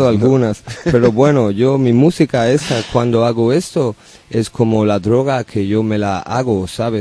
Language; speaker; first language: Spanish; non-native, learner; English